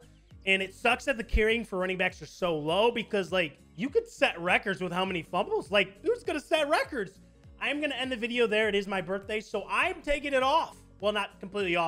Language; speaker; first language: English; native; English